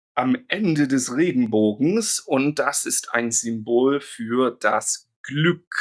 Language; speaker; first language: German; non-native, fluent; English